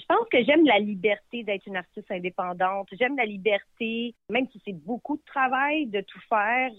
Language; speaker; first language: French; native; French